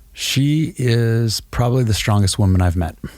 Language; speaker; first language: English; native; English